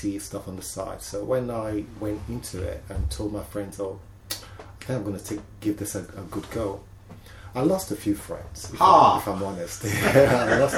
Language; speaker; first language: English; non-native, local second language; Yoruba